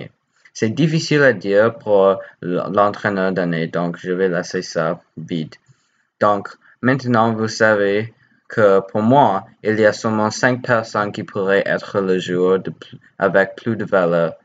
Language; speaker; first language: French; non-native, learner; English